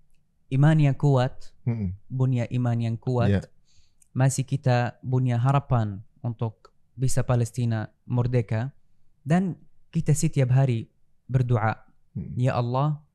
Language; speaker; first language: Indonesian; non-native, fluent; Arabic